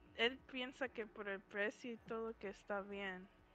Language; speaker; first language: Spanish; early bilingual, heritage; Spanish